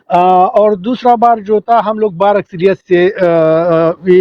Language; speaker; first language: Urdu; non-native, local second language; Pashto